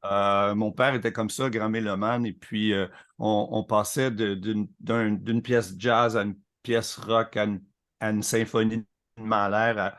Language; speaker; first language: French; native; French